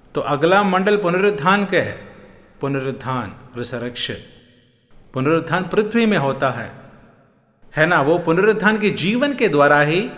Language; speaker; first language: Hindi; non-native, local second language; Malayalam